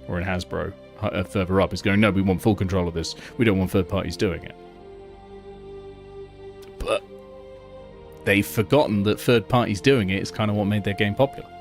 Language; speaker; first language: English; native; English